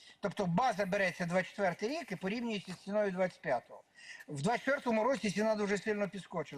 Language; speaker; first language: Ukrainian; native; Ukrainian